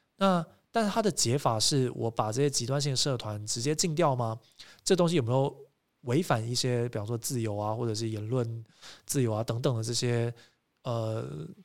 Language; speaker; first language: Chinese; native; Chinese